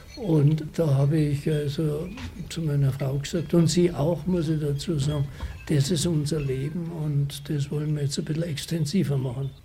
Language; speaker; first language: German; native; German